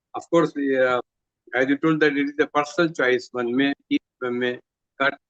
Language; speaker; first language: English; non-native, local second language; Hindi